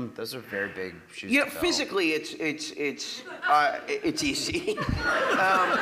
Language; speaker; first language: English; native; English